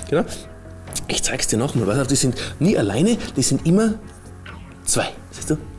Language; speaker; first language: German; native; German